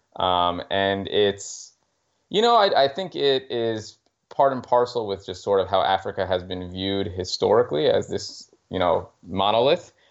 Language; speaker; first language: English; native; English